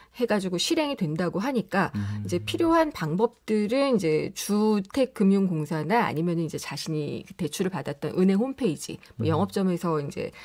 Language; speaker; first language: Korean; native; Korean